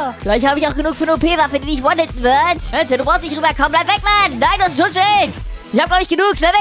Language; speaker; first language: German; native; German